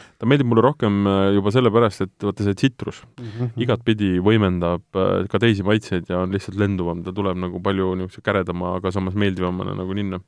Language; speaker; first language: Estonian; native; Estonian